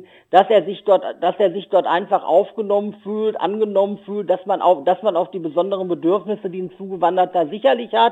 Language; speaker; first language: German; native; German